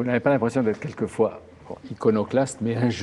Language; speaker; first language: French; native; French